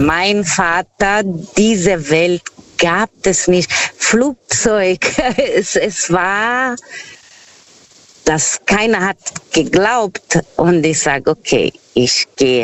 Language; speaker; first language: German; non-native, fluent; Portuguese